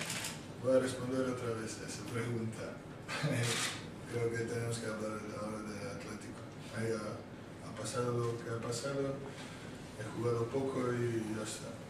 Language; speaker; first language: Spanish; non-native, fluent; Croatian